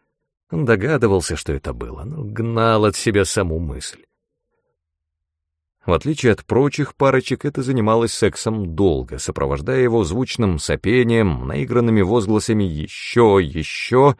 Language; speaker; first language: Russian; native; Russian